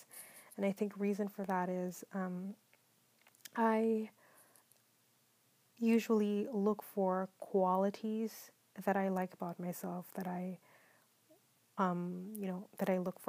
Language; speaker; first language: English; non-native, local second language; Filipino